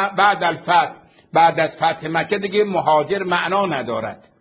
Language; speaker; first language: Persian; native; Persian